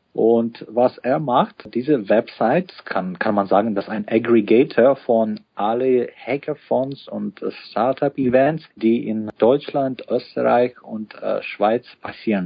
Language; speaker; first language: German; non-native, fluent; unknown